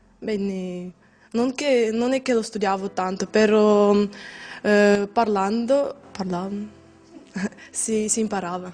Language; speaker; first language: Italian; non-native, learner; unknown